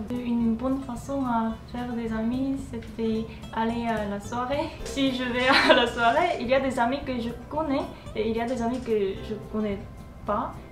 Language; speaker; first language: French; non-native, learner; Korean